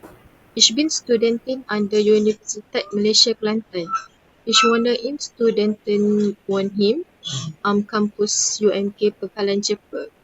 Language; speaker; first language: German; non-native, learner; Malay